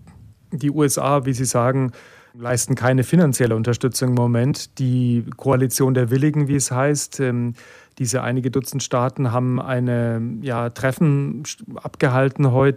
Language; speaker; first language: German; native; German